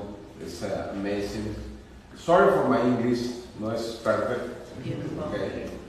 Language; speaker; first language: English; non-native, learner; Spanish